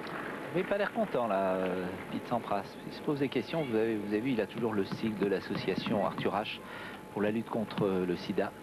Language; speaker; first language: French; native; French